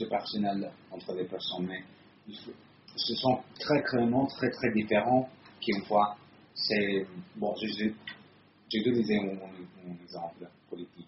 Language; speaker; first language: French; non-native, fluent; Italian